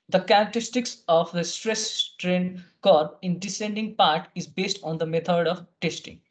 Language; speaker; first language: English; non-native, local second language; Nepali